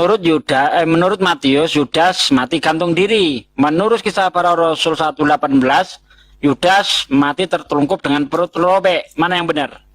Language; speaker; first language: Indonesian; native; Indonesian